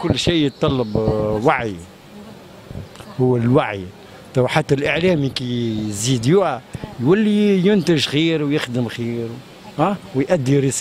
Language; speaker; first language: Arabic; native; Arabic